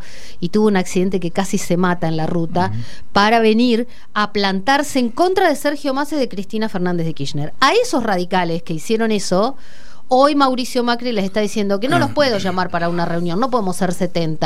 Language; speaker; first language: Spanish; native; Spanish